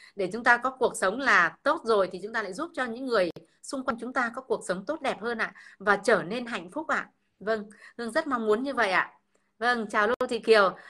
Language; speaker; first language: Vietnamese; native; Vietnamese